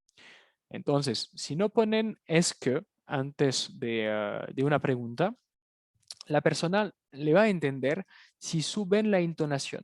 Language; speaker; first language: Spanish; native; Spanish